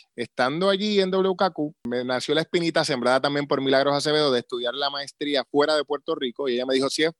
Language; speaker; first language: Spanish; native; Spanish